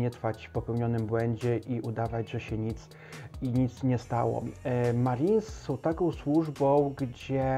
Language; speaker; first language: Polish; native; Polish